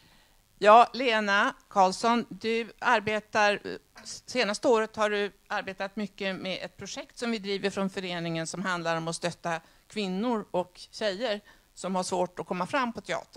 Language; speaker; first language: Swedish; native; Swedish